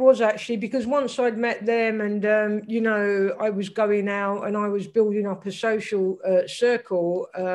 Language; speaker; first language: English; native; English